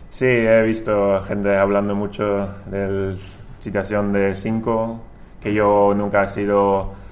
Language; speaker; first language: Spanish; non-native, fluent; Swedish